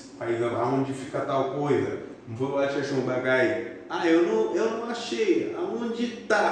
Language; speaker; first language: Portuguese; non-native, fluent; Haitian Creole